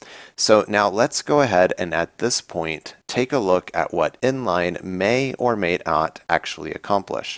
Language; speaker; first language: English; native; English